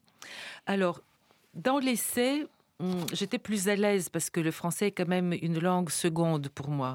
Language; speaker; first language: French; non-native, fluent; Bulgarian